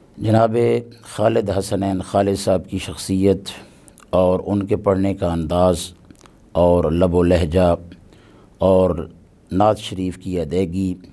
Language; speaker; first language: Urdu; non-native, local second language; Punjabi